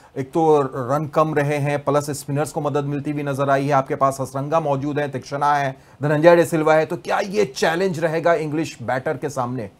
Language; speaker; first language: Hindi; native; Hindi